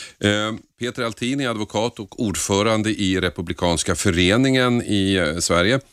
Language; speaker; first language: Swedish; native; Swedish